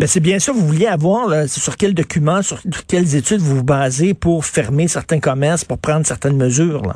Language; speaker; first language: French; native; French